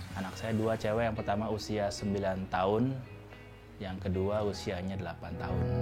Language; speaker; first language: Indonesian; native; Indonesian